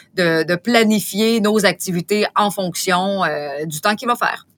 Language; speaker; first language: French; native; French